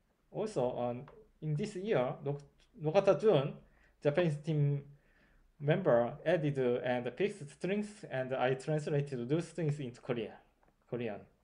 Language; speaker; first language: English; non-native, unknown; Korean